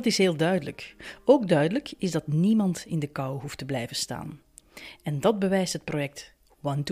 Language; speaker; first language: Dutch; native; Dutch